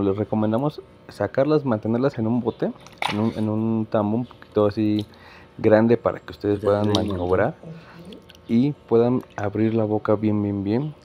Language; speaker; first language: Spanish; native; Spanish